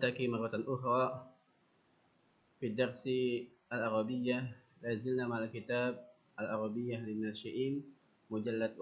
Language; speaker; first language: Arabic; non-native, fluent; Indonesian